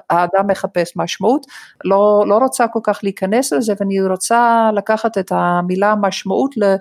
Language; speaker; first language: Hebrew; non-native, fluent; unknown